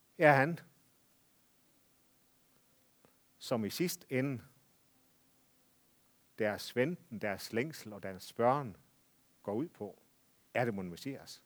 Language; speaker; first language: Danish; native; Danish